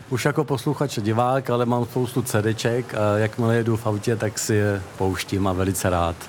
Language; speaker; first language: Czech; native; Czech